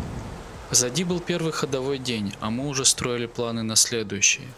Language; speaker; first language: Russian; native; Russian